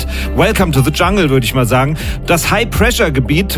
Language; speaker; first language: German; native; German